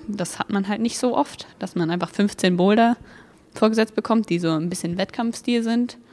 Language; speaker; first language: German; native; German